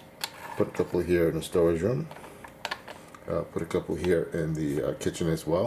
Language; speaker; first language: English; native; English